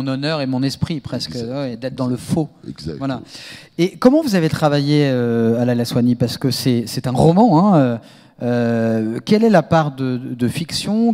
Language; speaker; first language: French; native; French